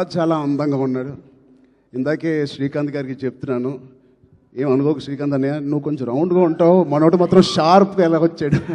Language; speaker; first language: Telugu; native; Telugu